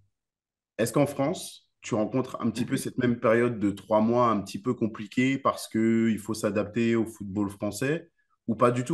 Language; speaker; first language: French; native; French